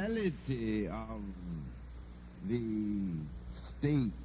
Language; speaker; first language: English; native; English